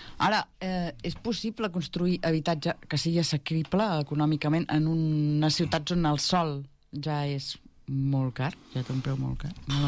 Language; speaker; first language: Catalan; native; Catalan